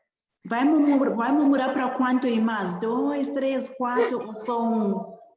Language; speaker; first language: Portuguese; non-native, learner; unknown